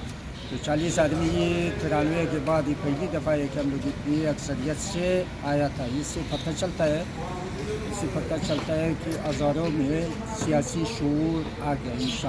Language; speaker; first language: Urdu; non-native, local second language; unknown